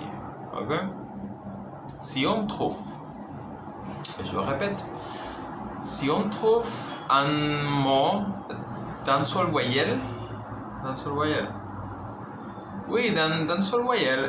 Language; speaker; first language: French; non-native, learner; Spanish